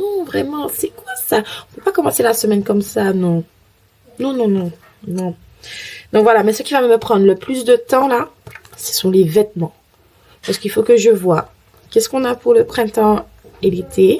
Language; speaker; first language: French; native; French